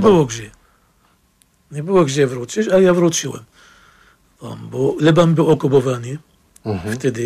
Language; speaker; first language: Polish; non-native, fluent; Arabic